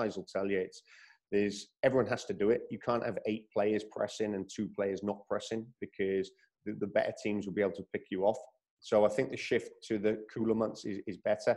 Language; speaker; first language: English; native; English